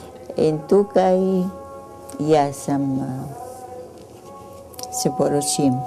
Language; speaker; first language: Slovenian; early bilingual, heritage; Slovenian